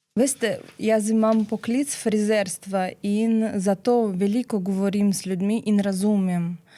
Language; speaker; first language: Slovenian; non-native, learner; Ukrainian